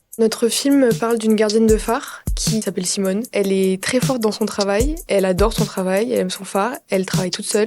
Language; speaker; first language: French; native; French